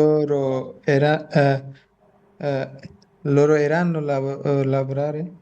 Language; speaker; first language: Italian; non-native, learner; Bangla